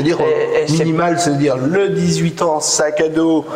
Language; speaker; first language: French; native; French